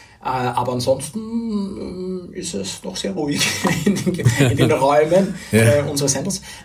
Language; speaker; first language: German; native; German